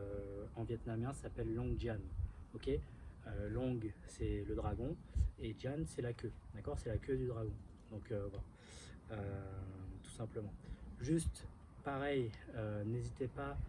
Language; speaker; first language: French; native; French